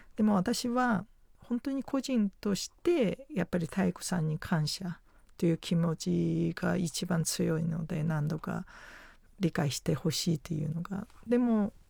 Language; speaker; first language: Japanese; non-native, fluent; Chinese